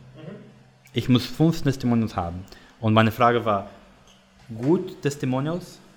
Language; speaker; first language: German; non-native, learner; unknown